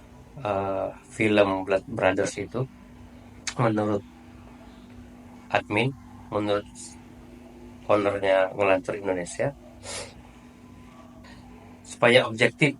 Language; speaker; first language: Indonesian; native; Indonesian